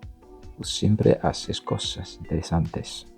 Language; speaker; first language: Spanish; non-native, learner; English